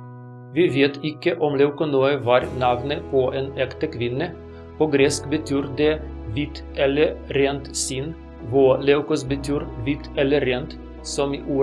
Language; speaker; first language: Norwegian; non-native, learner; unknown